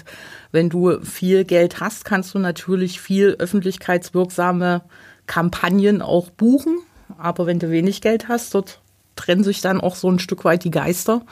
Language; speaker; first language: German; native; German